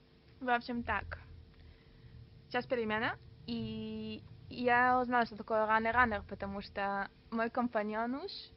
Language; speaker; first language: Russian; early bilingual, heritage; Russian